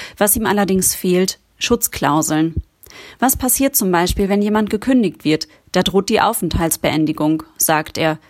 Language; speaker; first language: German; native; German